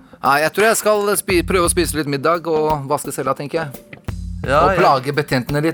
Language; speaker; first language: Norwegian; native; Norwegian